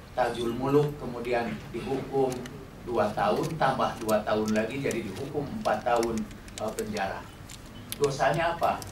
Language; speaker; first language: Indonesian; non-native, local second language; Sundanese